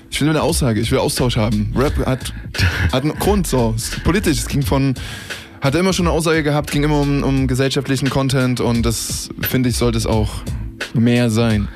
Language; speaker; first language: German; native; German